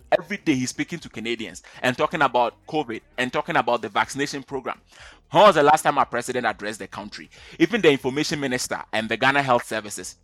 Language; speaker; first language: English; non-native, local second language; Akan